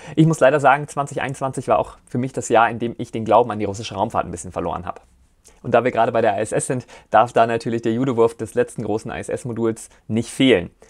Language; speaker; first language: German; native; German